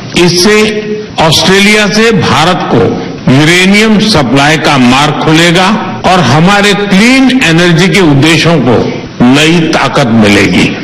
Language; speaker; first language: Hindi; non-native, local second language; Gujarati